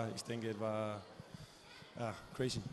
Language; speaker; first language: German; non-native, fluent; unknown